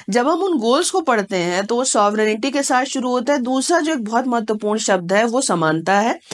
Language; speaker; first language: Hindi; native; Hindi